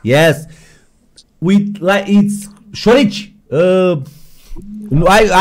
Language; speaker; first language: English; non-native, learner; Romanian